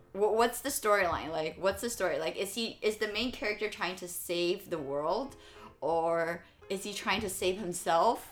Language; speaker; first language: English; early bilingual, other home language; Chinese